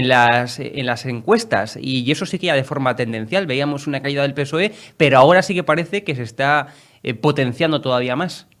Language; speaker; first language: Spanish; native; Spanish